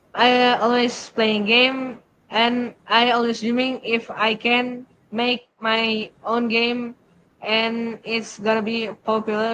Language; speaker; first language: English; non-native, learner; Indonesian